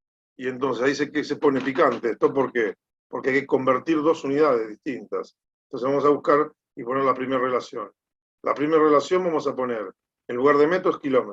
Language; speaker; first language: Spanish; native; Spanish